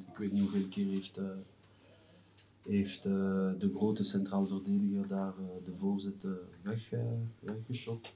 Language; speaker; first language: Dutch; non-native, local second language; French